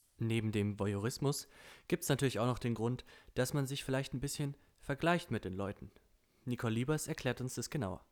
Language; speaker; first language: German; native; German